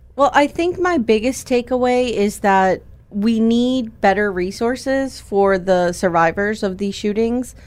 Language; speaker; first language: English; native; English